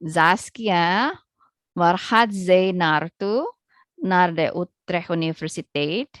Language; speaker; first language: Dutch; non-native, learner; Indonesian